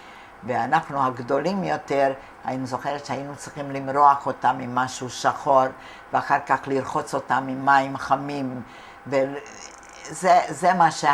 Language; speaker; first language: Hebrew; non-native, fluent; Hungarian